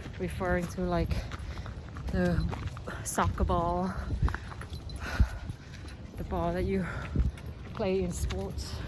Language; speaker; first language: English; non-native, fluent; Vietnamese